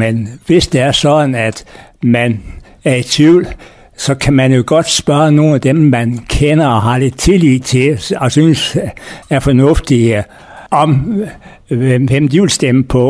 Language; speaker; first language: Danish; native; Danish